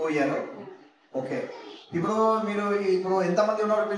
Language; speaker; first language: Telugu; non-native, local second language; Hindi